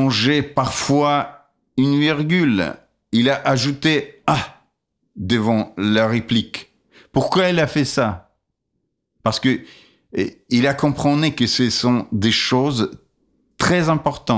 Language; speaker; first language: French; non-native, fluent; Russian